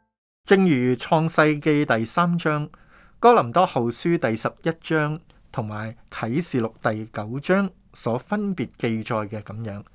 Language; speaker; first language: Chinese; non-native, local second language; Cantonese